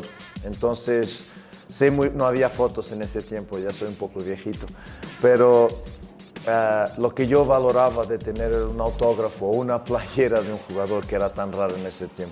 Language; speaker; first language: Spanish; non-native, fluent; Portuguese